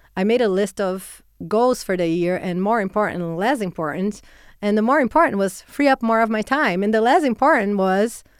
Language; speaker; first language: English; non-native, fluent; Portuguese